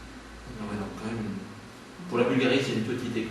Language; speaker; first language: French; native; French